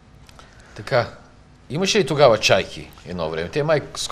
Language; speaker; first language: Bulgarian; native; Bulgarian